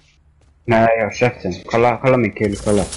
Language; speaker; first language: Swedish; early bilingual, other home language; Turkish